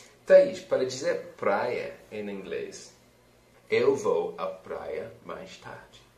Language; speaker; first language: Portuguese; non-native, fluent; English